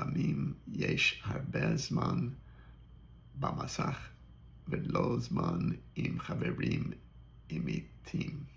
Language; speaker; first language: Hebrew; non-native, learner; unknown